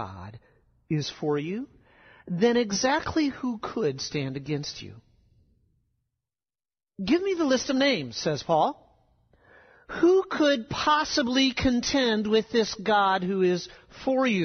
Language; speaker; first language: English; native; English